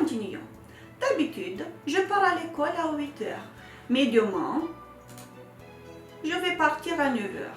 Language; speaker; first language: French; non-native, fluent; Romanian